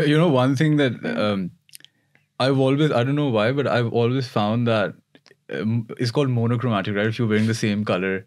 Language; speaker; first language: English; non-native, local second language; Urdu